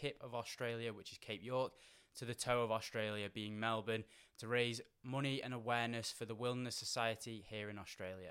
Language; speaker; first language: English; native; English